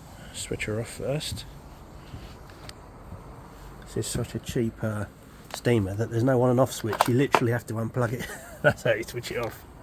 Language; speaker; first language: English; native; English